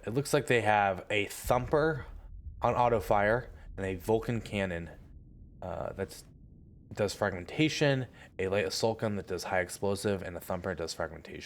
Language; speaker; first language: English; native; English